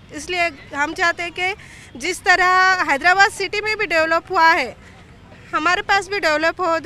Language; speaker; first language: Hindi; non-native, local second language; Urdu